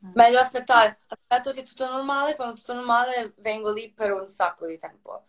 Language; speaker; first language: Italian; non-native, fluent; Croatian